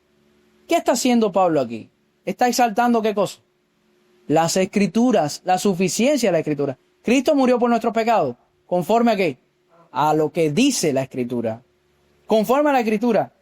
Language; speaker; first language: Spanish; native; Spanish